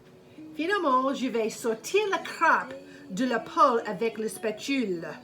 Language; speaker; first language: French; non-native, fluent; English